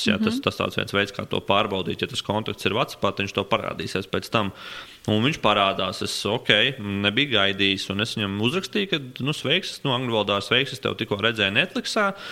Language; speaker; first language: Latvian; native; Latvian